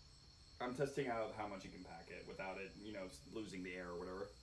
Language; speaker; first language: English; native; English